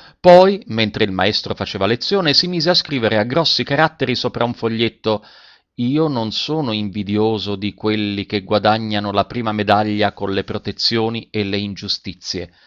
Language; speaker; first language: Italian; native; Italian